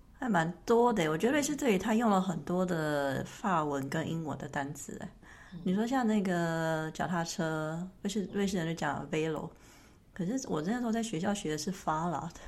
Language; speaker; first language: Chinese; native; Chinese